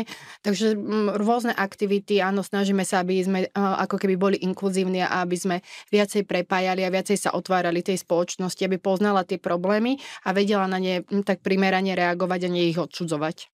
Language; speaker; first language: Slovak; native; Slovak